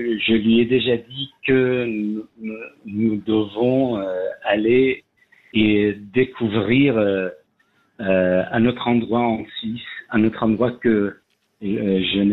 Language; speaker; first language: French; non-native, fluent; Persian